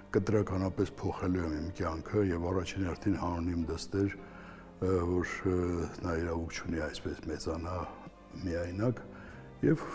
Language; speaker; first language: Armenian; native; Armenian